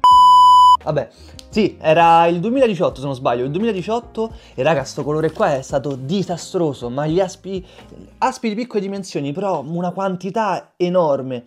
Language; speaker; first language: Italian; native; Italian